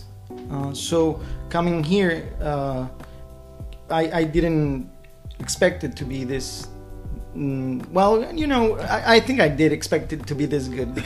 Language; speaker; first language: English; non-native, fluent; Spanish